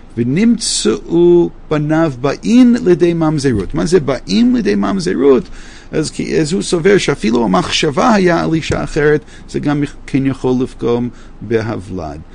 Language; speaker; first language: Hebrew; non-native, fluent; English